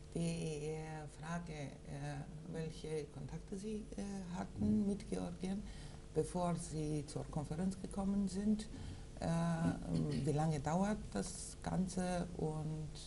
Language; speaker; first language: German; non-native, fluent; Georgian